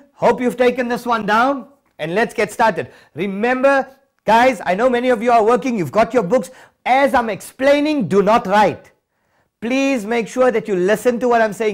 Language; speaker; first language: English; native; English